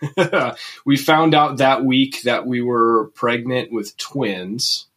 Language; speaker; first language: English; native; English